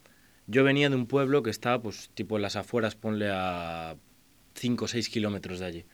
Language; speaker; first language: Spanish; native; Spanish